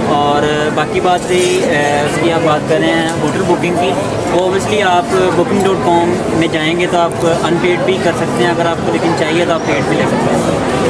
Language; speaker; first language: Urdu; non-native, local second language; Punjabi